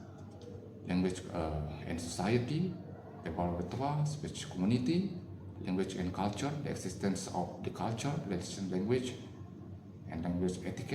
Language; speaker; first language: English; non-native, fluent; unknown